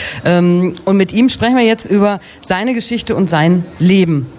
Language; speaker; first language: German; native; German